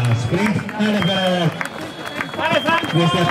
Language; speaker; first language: Italian; native; Italian